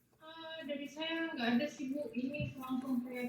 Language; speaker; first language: Indonesian; native; Indonesian